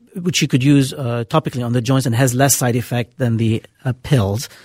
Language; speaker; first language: English; non-native, fluent; Arabic